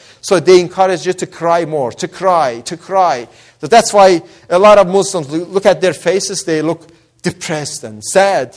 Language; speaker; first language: English; non-native, fluent; Persian